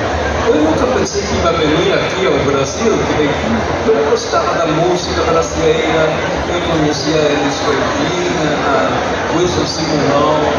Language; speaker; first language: Portuguese; non-native, learner; Spanish